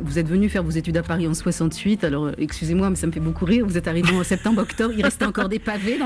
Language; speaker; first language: French; native; French